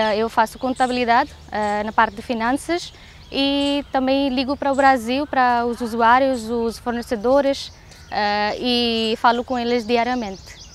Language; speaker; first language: Portuguese; non-native, fluent; Hindi